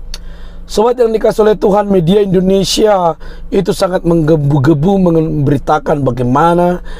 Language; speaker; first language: Indonesian; native; Indonesian